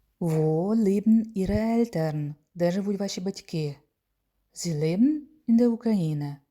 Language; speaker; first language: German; non-native, fluent; Ukrainian